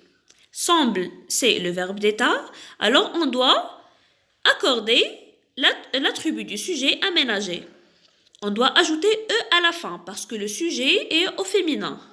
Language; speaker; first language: French; non-native, local second language; Arabic